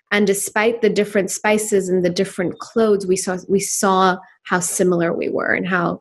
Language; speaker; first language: English; non-native, local second language; Urdu